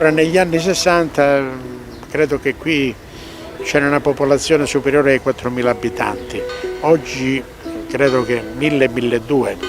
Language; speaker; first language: Italian; native; Italian